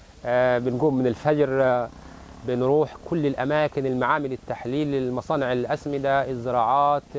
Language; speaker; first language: Arabic; native; Arabic